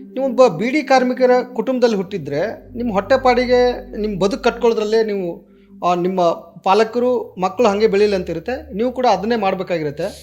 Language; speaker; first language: Kannada; native; Kannada